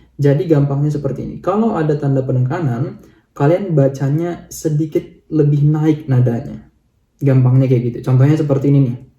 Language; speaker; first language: Indonesian; native; Indonesian